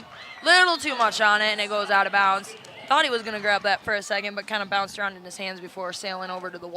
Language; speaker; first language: English; native; English